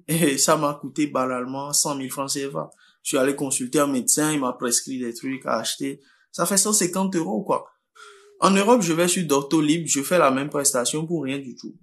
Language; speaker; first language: French; non-native, local second language; Fon